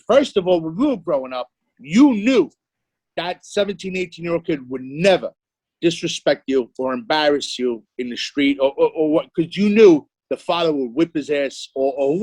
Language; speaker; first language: English; native; English